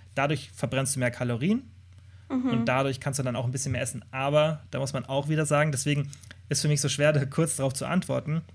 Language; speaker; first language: German; native; German